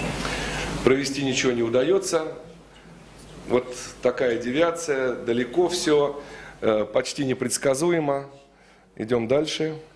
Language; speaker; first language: Russian; native; Russian